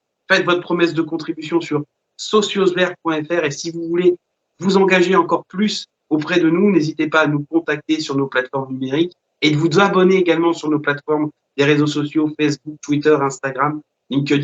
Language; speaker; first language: French; native; French